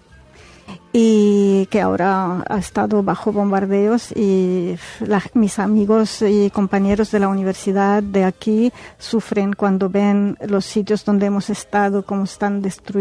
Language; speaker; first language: Spanish; non-native, fluent; Arabic